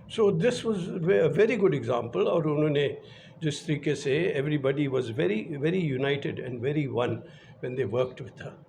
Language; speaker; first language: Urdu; native; Urdu